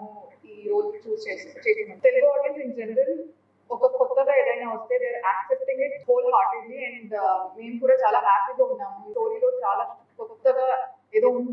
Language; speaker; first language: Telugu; non-native, local second language; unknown